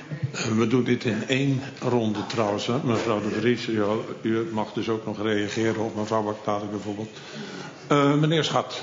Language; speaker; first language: Dutch; native; Dutch